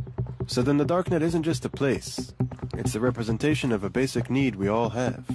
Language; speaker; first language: English; non-native, fluent; Hebrew